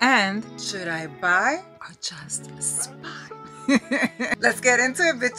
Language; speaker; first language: English; early bilingual, other home language; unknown